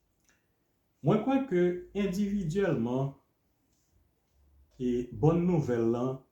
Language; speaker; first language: French; non-native, local second language; Haitian Creole